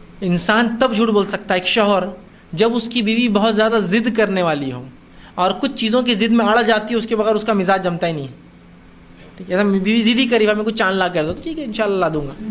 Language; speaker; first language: Urdu; native; Urdu